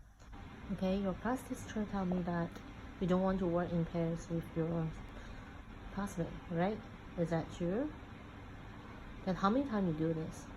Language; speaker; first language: English; non-native, local second language; Cantonese